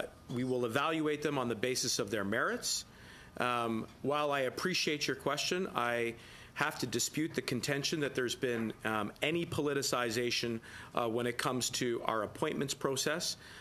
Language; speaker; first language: English; native; English